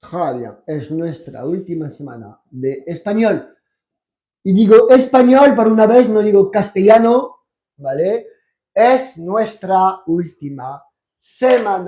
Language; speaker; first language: Spanish; non-native, fluent; French